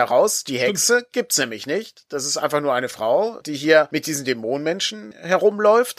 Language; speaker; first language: German; native; German